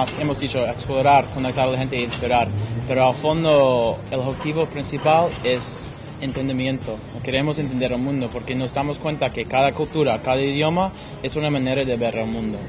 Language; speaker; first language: Spanish; non-native, fluent; English